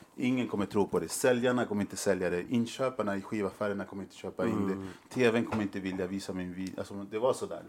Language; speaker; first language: Swedish; early bilingual, other home language; Spanish